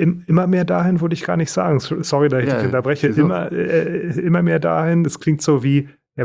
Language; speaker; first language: German; native; German